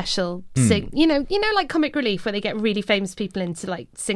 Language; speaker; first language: English; native; English